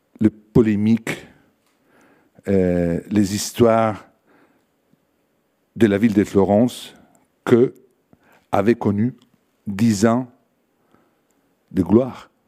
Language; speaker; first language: French; non-native, fluent; Italian